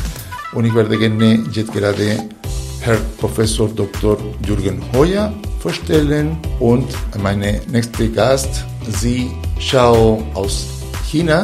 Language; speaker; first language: German; non-native, fluent; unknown